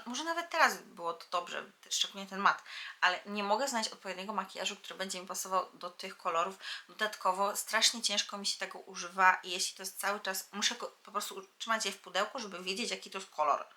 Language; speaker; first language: Polish; native; Polish